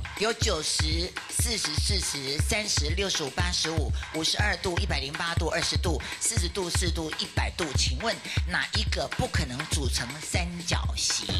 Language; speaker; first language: Chinese; native; Chinese